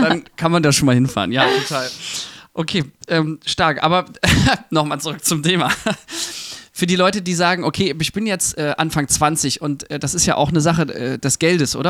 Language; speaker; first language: German; native; German